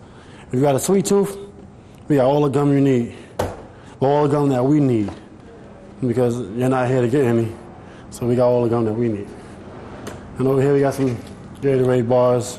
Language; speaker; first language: English; native; English